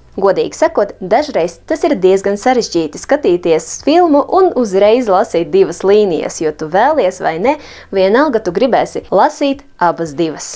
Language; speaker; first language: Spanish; non-native, fluent; Latvian